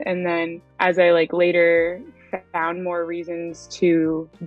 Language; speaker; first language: English; native; English